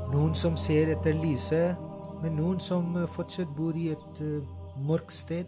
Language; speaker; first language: Norwegian; non-native, fluent; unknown